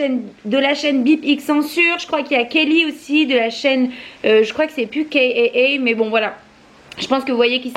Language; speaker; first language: French; native; French